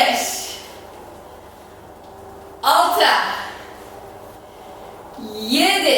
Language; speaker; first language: Turkish; non-native, fluent; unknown